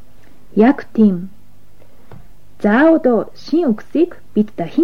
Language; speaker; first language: Japanese; non-native, learner; Russian